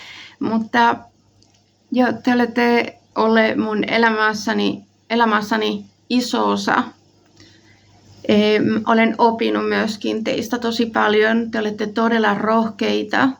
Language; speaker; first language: Finnish; non-native, fluent; Spanish